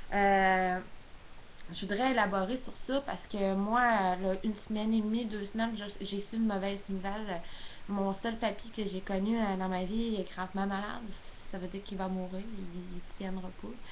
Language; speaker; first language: French; native; French